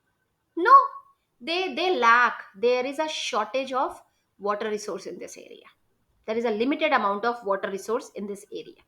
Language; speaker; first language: English; non-native, local second language; Hindi